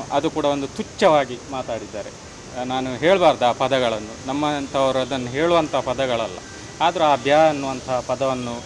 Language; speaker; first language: Kannada; non-native, local second language; Tulu